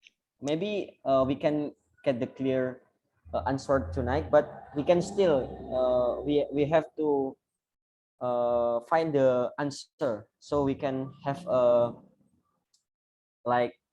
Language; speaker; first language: English; non-native, learner; Indonesian